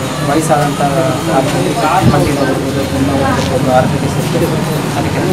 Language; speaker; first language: Kannada; native; Kannada